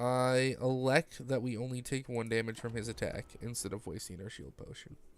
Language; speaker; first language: English; native; English